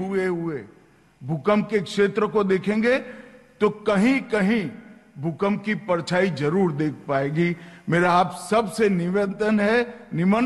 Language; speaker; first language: Hindi; non-native, local second language; Gujarati